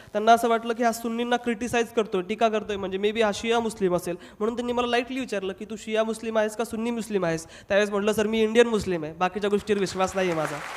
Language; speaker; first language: Marathi; non-native, local second language; Hindi